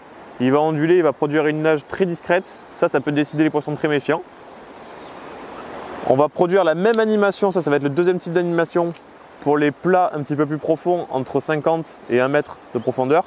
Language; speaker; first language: French; native; French